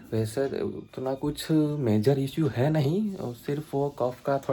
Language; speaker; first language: Hindi; non-native, local second language; Gujarati